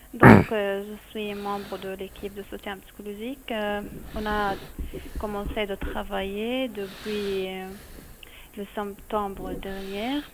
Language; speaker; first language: French; non-native, learner; Arabic